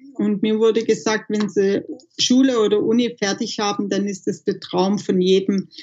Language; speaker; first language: German; native; German